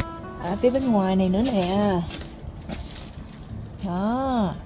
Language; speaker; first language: Vietnamese; native; Vietnamese